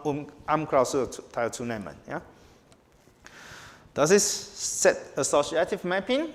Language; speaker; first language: German; non-native, learner; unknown